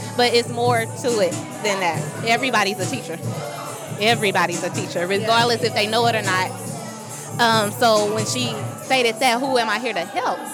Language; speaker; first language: English; native; English